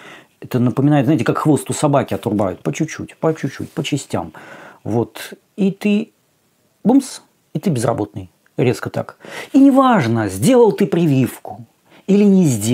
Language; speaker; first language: Russian; native; Russian